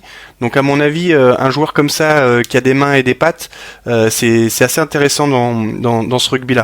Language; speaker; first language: French; native; French